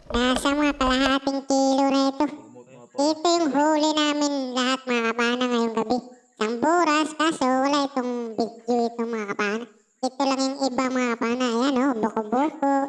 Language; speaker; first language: Filipino; non-native, local second language; Cebuano